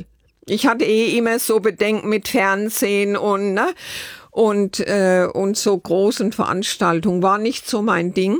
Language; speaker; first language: German; native; German